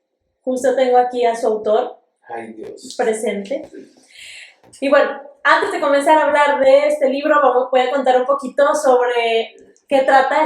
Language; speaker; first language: Spanish; native; Spanish